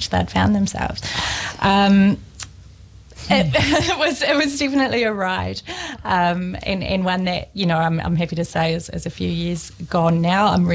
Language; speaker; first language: English; native; English